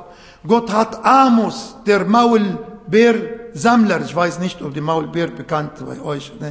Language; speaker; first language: German; non-native, fluent; Arabic